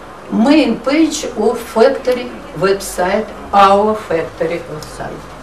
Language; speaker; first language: English; non-native, learner; Russian